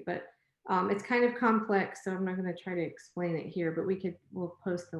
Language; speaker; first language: English; native; English